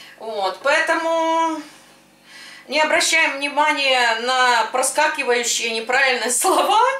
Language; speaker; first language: Russian; non-native, local second language; Ukrainian